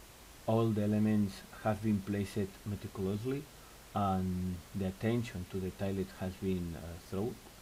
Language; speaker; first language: English; non-native, fluent; Spanish